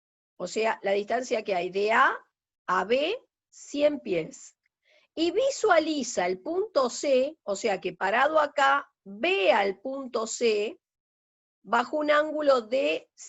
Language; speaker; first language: Spanish; native; Spanish